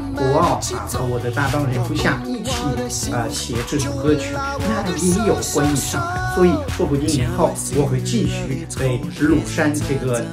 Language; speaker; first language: Chinese; non-native, fluent; French